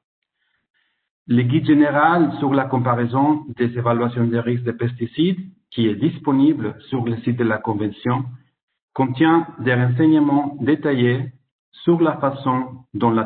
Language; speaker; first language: French; non-native, fluent; Italian